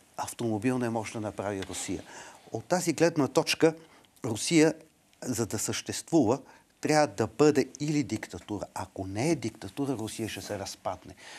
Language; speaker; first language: Bulgarian; native; Bulgarian